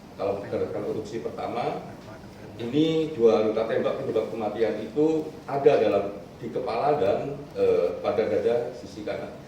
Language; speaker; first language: Indonesian; native; Indonesian